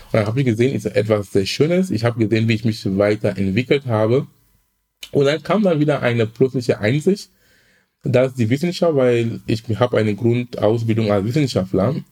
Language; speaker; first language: German; non-native, fluent; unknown